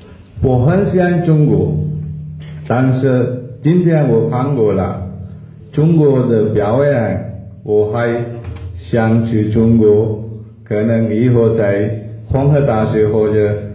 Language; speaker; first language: Chinese; non-native, fluent; Sinhala